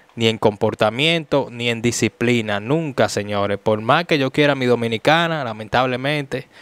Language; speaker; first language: Spanish; native; Spanish